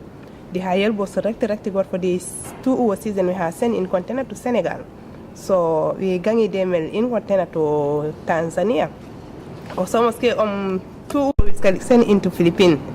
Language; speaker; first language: Danish; non-native, learner; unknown